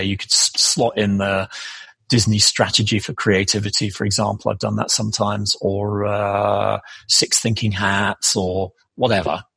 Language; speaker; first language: English; native; English